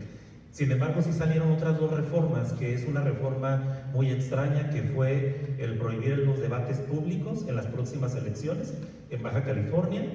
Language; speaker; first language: Spanish; native; Spanish